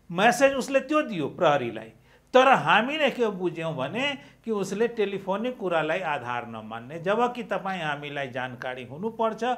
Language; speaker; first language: Nepali; non-native, local second language; Maithili